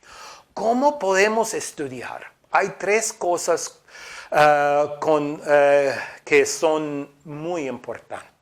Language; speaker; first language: Spanish; non-native, fluent; English